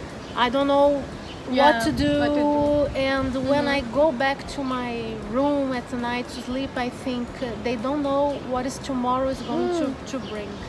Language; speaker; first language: English; non-native, learner; Portuguese